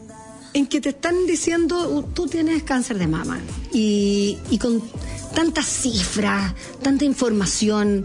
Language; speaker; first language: Spanish; native; Spanish